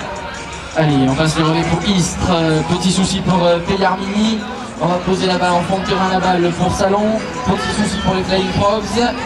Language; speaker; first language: French; native; French